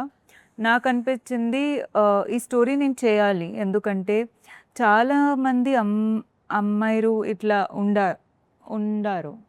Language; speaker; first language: Telugu; non-native, learner; Kannada